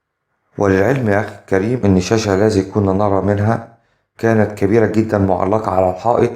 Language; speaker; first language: Arabic; native; Arabic